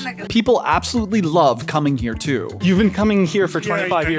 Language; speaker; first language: English; native; English